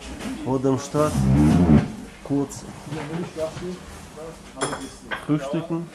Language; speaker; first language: German; non-native, fluent; Russian